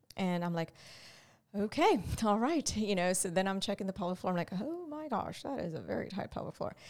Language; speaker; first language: English; non-native, local second language; Gujarati